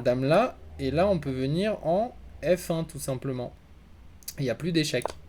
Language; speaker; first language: French; native; French